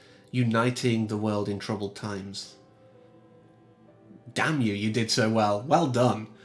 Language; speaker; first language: English; native; English